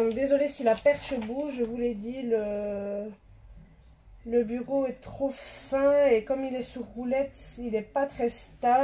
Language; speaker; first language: French; native; French